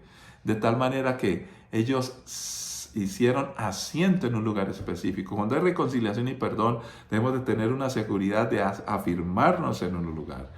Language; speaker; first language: Spanish; native; Spanish